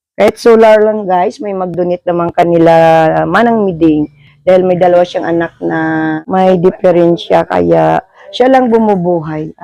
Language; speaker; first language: Filipino; non-native, local second language; Hiligaynon